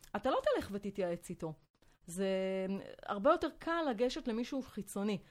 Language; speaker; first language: Hebrew; non-native, fluent; French